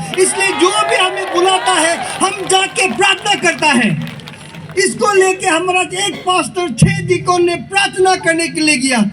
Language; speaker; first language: Hindi; non-native, local second language; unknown